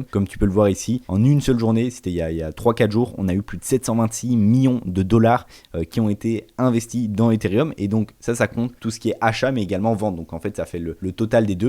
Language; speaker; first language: French; native; French